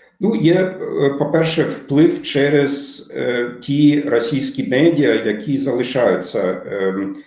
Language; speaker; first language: Ukrainian; non-native, fluent; German